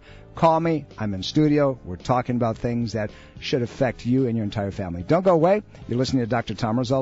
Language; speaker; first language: English; native; English